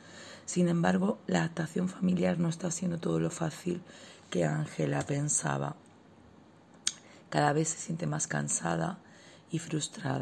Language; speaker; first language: Spanish; native; Spanish